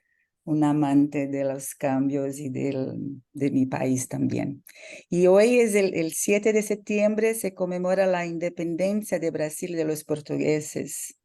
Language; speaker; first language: Spanish; non-native, fluent; Portuguese